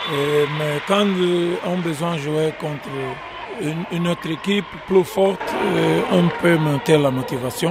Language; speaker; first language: French; non-native, fluent; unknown